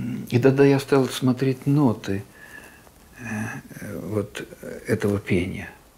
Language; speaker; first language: Russian; non-native, local second language; Estonian